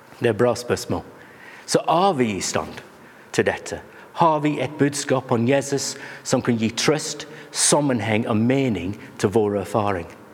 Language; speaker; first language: Norwegian; non-native, fluent; English